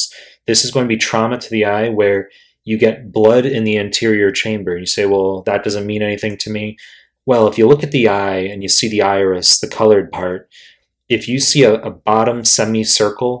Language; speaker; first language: English; native; English